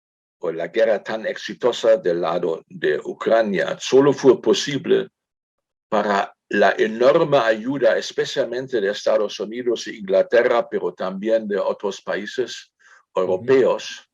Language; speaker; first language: Spanish; non-native, fluent; German